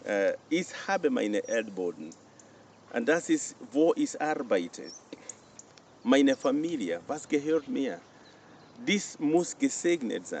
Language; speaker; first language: German; non-native, fluent; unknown